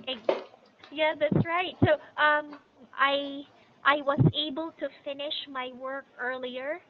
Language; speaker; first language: English; non-native, fluent; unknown